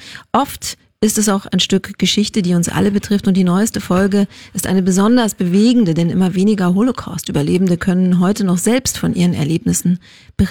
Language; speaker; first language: German; native; German